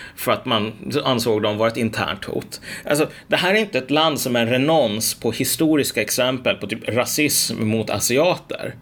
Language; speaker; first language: Swedish; native; Swedish